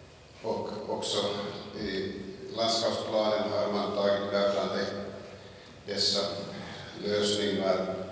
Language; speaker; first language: Swedish; non-native, local second language; Finnish